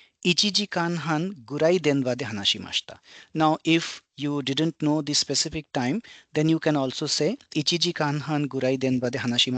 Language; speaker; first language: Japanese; non-native, fluent; Hindi